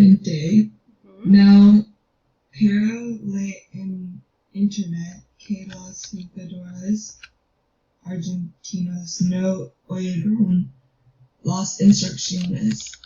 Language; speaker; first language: Spanish; non-native, learner; English